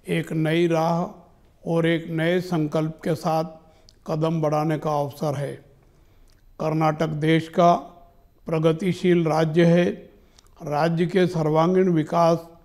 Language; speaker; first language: Hindi; native; Hindi